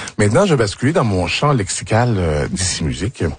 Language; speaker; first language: French; native; French